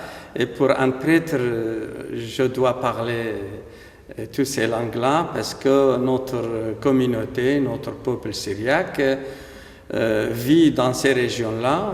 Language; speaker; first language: French; non-native, fluent; Aramaic